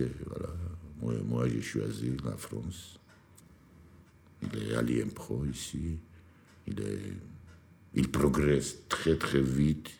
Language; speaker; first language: French; non-native, learner; Georgian